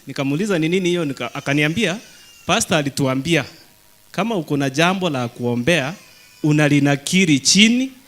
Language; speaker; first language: Swahili; non-native, local second language; Gusii